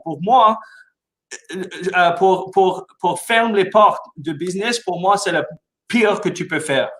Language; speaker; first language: French; non-native, local second language; English